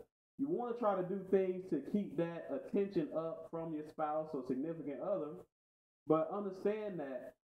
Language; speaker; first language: English; native; English